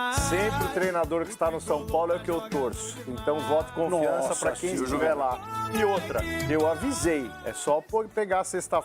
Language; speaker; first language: Portuguese; native; Portuguese